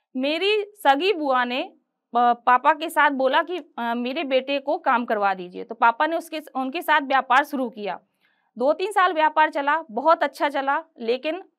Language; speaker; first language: Hindi; native; Hindi